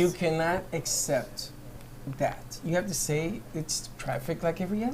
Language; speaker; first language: English; native; English